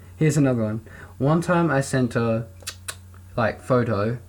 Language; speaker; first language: English; native; English